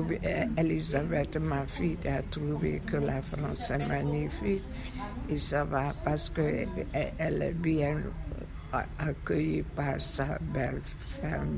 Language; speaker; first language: French; non-native, fluent; Hungarian